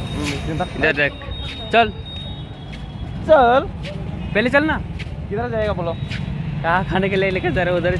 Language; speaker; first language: Hindi; non-native, local second language; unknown